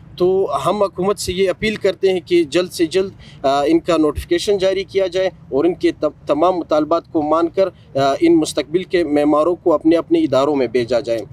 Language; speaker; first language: Urdu; non-native, local second language; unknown